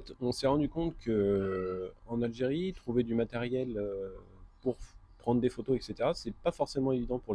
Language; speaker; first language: French; native; French